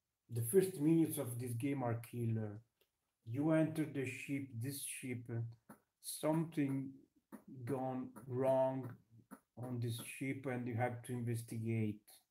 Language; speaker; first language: English; non-native, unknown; Italian